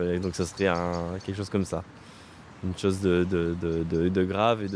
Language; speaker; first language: French; native; French